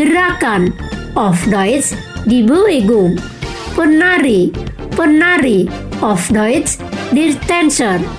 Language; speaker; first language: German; non-native, fluent; Indonesian